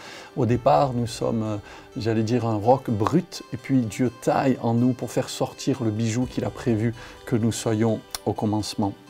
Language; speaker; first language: French; native; French